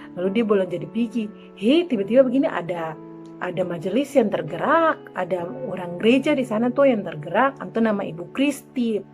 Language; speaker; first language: Indonesian; native; Indonesian